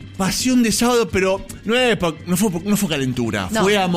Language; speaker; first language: Spanish; native; Spanish